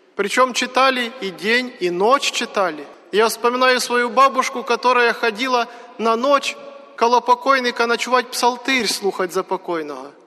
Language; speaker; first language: Russian; native; Russian